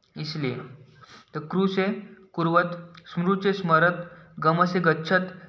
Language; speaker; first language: Hindi; non-native, local second language; Marathi